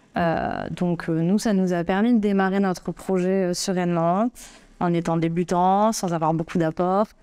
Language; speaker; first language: French; native; French